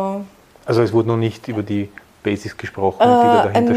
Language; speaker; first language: German; native; German